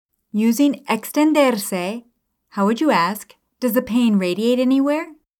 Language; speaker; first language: English; native; English